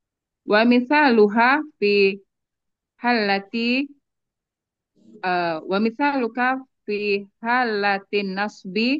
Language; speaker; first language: Arabic; non-native, learner; Indonesian